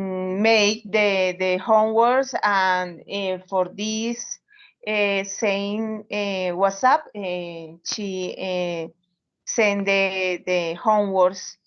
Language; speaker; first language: English; non-native, learner; Spanish